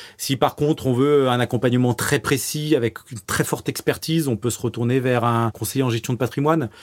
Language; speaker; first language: French; native; French